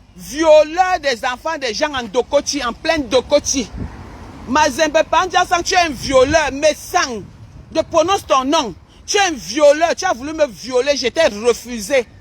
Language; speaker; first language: French; non-native, local second language; Basaa